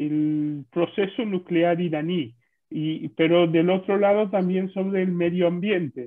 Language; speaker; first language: Spanish; non-native, fluent; Hebrew